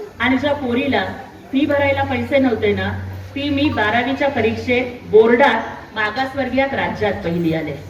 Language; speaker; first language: Marathi; non-native, local second language; Telugu